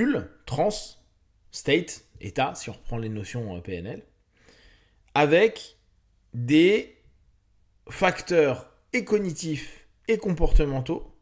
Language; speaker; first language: French; native; French